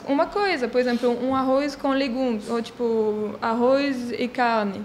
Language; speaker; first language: Portuguese; non-native, fluent; French